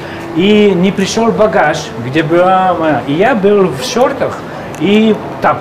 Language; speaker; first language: Russian; non-native, fluent; Hungarian